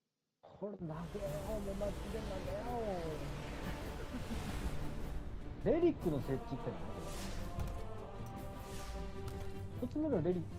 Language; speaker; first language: Japanese; native; Japanese